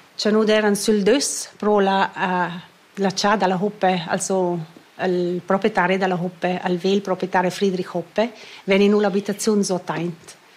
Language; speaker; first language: Italian; non-native, local second language; Romansh